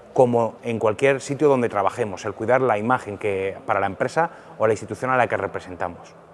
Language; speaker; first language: Spanish; native; Spanish